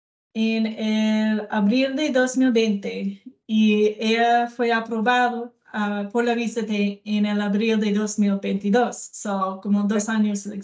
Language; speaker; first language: Spanish; non-native, learner; English